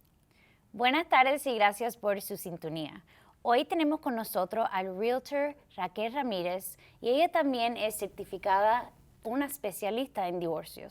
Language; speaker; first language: Spanish; early bilingual, heritage; Spanish